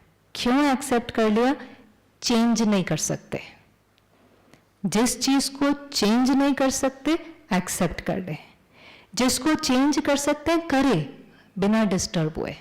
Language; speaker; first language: Hindi; native; Hindi